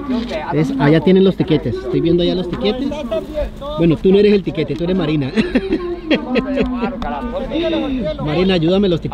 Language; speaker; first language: Spanish; native; Spanish